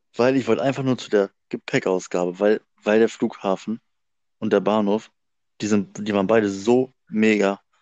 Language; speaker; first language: German; native; German